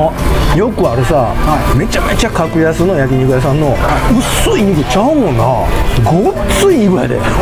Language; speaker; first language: Japanese; native; Japanese